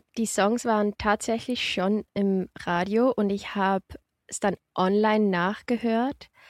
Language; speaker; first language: German; early bilingual, other home language; Portuguese